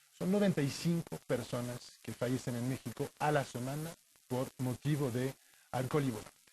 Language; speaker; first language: Spanish; non-native, fluent; French